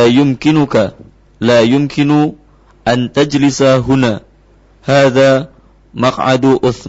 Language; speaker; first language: Arabic; non-native, learner; Indonesian